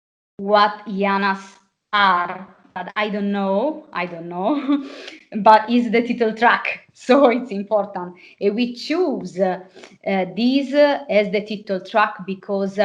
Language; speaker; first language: English; non-native, fluent; Italian